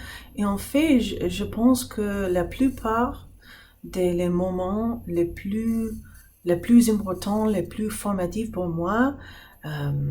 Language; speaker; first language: French; non-native, fluent; English